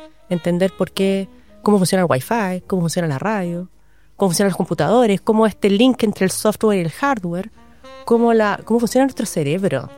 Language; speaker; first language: Spanish; native; Spanish